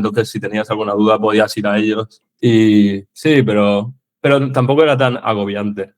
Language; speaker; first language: Spanish; early bilingual, other home language; English